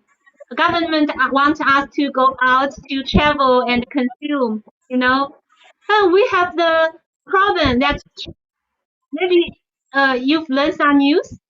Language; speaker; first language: English; non-native, fluent; Chinese